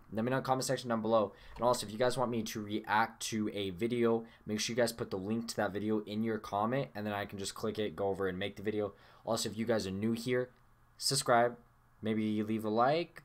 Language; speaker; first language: English; native; English